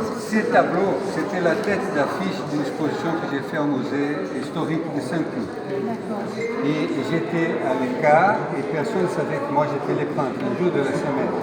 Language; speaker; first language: French; non-native, fluent; Portuguese